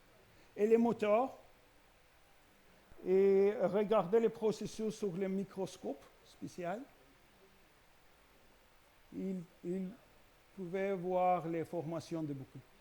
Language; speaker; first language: French; non-native, learner; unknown